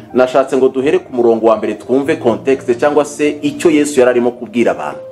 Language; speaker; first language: Kinyarwanda; early bilingual, heritage; Kinyarwanda